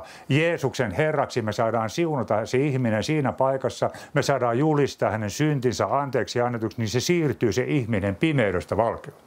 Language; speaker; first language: Finnish; native; Finnish